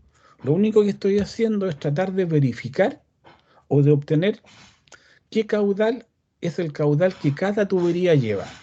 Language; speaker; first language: Spanish; native; Spanish